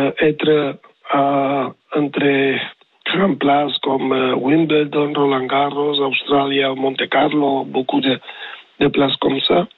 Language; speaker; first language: French; non-native, learner; Spanish